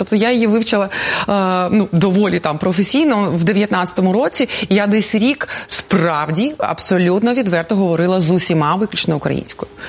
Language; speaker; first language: Ukrainian; non-native, local second language; Russian